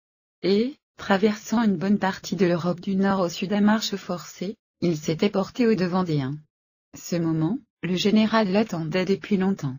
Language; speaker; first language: French; native; French